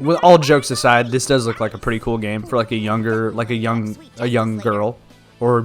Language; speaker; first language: English; native; English